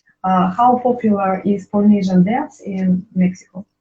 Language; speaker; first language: English; non-native, learner; Russian